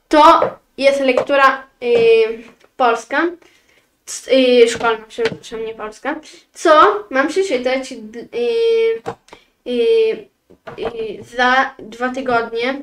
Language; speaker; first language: Polish; early bilingual, heritage; Polish